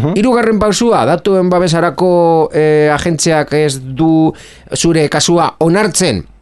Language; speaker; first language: Basque; non-native, local second language; Spanish